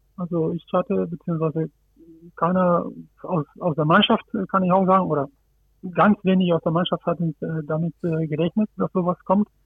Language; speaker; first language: German; non-native, fluent; Spanish